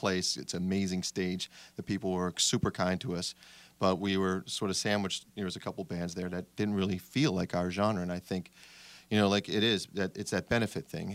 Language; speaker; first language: English; native; English